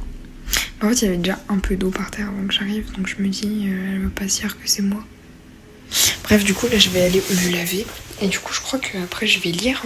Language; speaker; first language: French; native; French